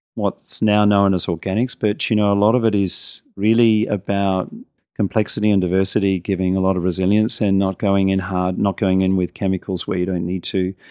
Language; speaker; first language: English; native; English